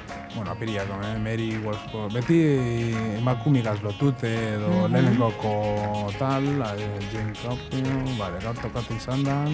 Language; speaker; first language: Basque; native; Basque